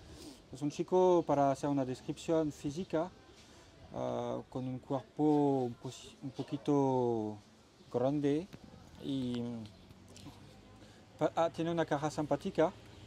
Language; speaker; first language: Spanish; non-native, learner; French